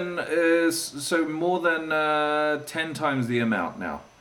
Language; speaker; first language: English; native; English